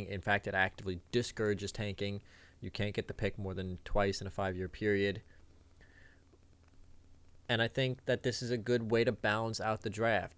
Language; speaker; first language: English; native; English